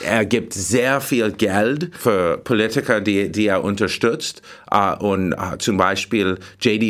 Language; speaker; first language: German; non-native, learner; English